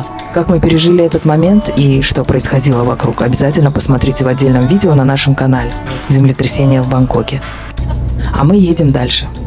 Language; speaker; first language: Russian; native; Russian